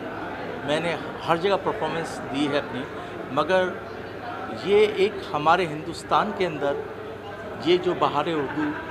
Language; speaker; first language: Hindi; native; Hindi